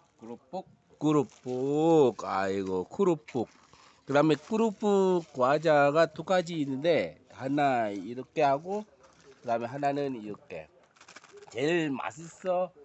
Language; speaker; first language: Korean; non-native, learner; Indonesian